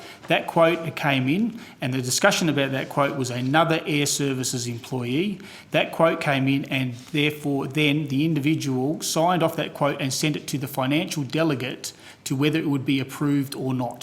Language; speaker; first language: English; native; English